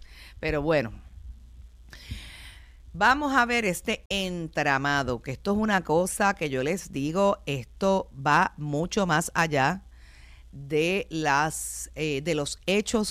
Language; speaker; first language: Spanish; native; Spanish